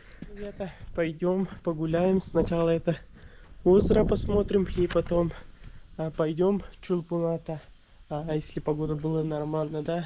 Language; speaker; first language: Russian; non-native, learner; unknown